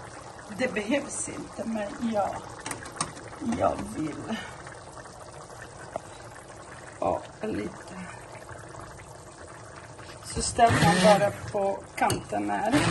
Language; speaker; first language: Swedish; non-native, learner; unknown